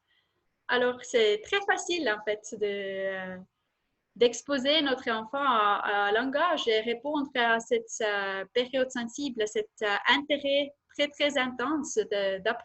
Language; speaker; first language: French; non-native, fluent; Estonian